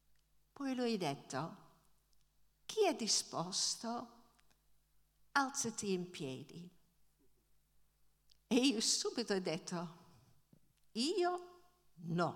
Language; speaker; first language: Italian; non-native, fluent; Dutch